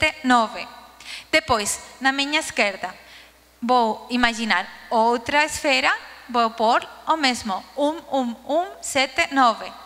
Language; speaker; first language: Portuguese; non-native, learner; Spanish